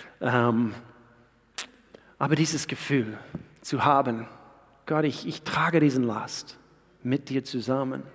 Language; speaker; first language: German; non-native, fluent; English